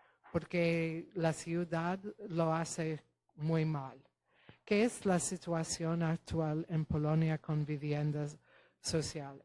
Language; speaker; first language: Spanish; non-native, fluent; Polish